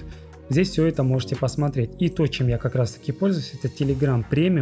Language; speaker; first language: Russian; native; Russian